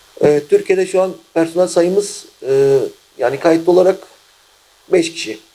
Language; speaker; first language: Turkish; native; Turkish